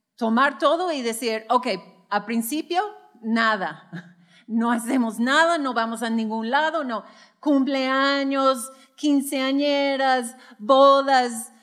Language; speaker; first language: Spanish; non-native, fluent; English